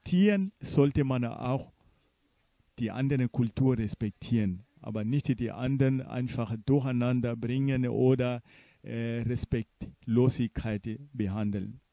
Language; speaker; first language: German; non-native, fluent; Portuguese